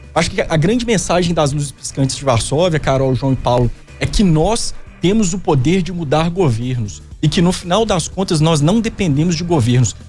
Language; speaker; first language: Portuguese; native; Portuguese